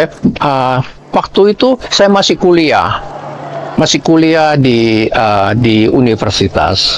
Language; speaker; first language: Indonesian; non-native, learner; Cantonese